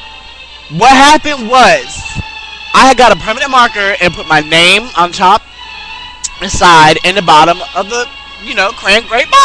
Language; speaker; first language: English; native; English